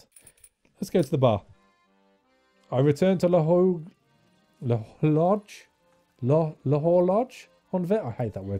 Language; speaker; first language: English; native; English